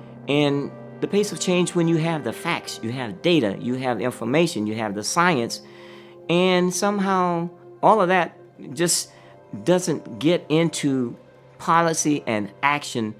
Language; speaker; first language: English; native; English